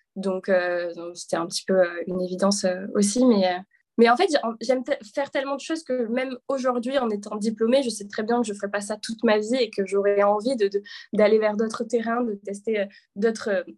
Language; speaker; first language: French; native; French